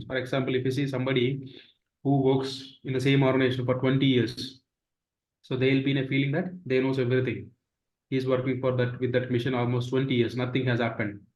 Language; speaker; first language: English; non-native, local second language; Telugu